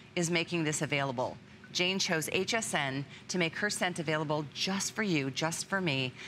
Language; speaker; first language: English; native; English